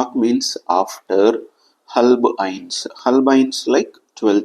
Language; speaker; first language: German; non-native, fluent; Telugu